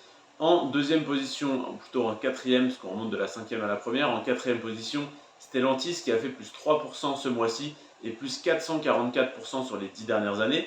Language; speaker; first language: French; native; French